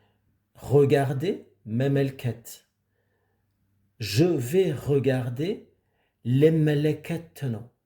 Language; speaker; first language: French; non-native, fluent; Amharic